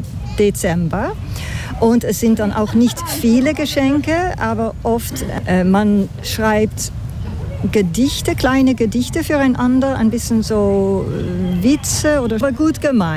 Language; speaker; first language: German; non-native, fluent; Dutch